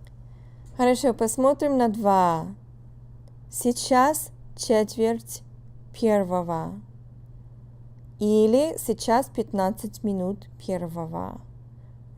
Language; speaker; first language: Russian; non-native, fluent; English